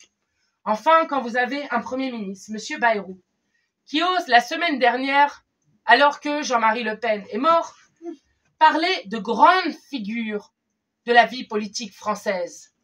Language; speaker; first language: French; native; French